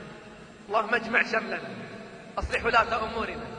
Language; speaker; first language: Arabic; native; Arabic